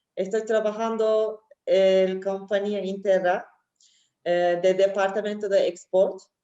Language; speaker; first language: Spanish; non-native, learner; Turkish